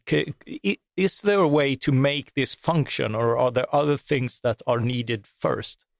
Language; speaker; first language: English; non-native, fluent; Swedish